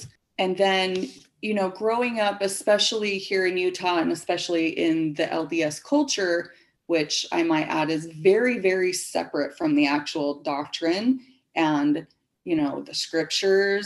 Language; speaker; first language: English; native; English